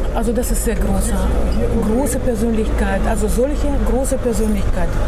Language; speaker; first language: German; non-native, fluent; Russian